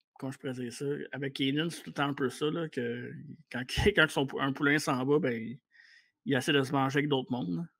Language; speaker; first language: French; native; French